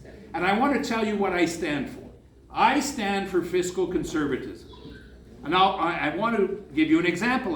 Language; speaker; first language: English; non-native, local second language; French